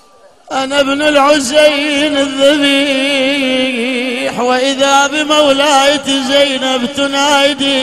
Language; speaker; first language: Arabic; native; Arabic